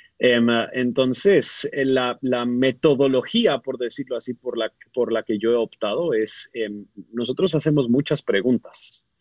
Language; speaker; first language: Spanish; early bilingual, other home language; English